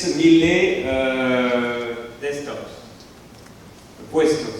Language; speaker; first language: Spanish; non-native, learner; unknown